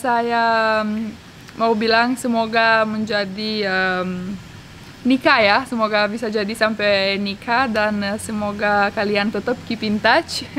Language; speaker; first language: Indonesian; non-native, fluent; Romanian